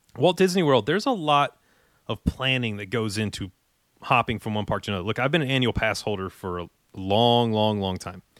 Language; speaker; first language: English; native; English